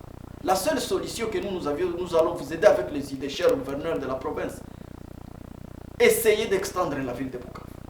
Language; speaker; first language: French; non-native, local second language; Swahili